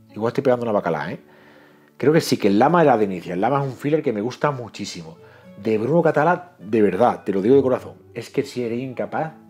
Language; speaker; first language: Spanish; native; Spanish